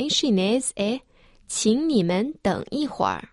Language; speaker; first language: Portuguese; non-native, fluent; Chinese